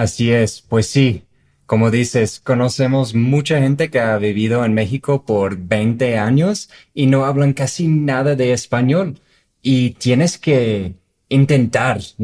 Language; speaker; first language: Spanish; non-native, fluent; English